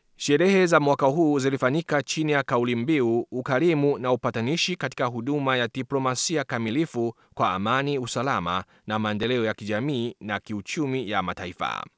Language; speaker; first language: Swahili; non-native, fluent; Chinese